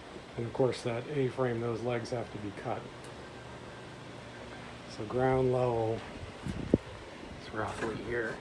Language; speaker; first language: English; native; English